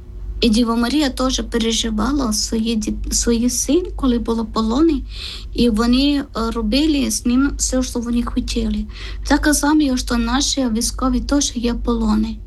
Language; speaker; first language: Ukrainian; non-native, learner; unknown